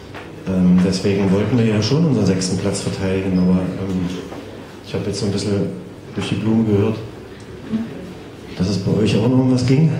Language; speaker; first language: German; native; German